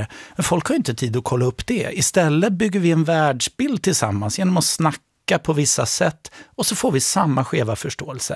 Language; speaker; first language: Swedish; native; Swedish